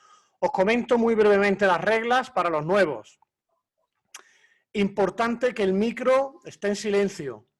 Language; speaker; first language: Spanish; native; Spanish